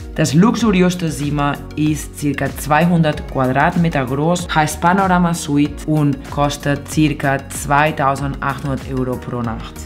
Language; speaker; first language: German; non-native, learner; Catalan